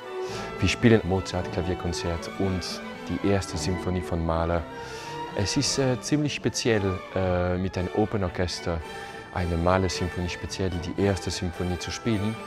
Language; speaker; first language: German; non-native, local second language; French